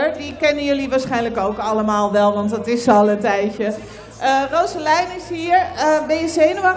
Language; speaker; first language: Dutch; native; Dutch